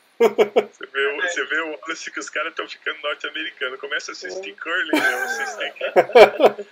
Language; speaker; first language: Portuguese; native; Portuguese